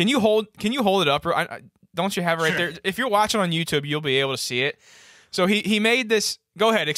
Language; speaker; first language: English; native; English